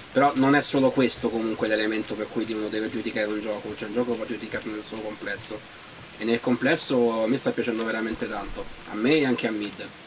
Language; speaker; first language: Italian; native; Italian